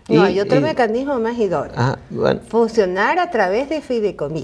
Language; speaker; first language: Spanish; native; Spanish